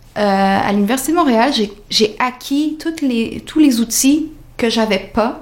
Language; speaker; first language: French; early bilingual, other home language; Portuguese